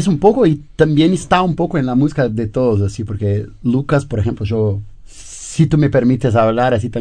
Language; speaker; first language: Spanish; non-native, fluent; Portuguese